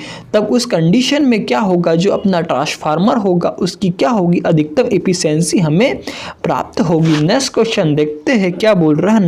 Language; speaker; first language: Hindi; native; Hindi